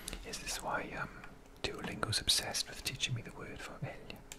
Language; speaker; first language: English; non-native, local second language; Welsh